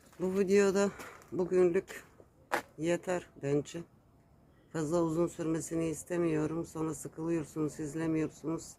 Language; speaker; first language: Turkish; early bilingual, heritage; Turkish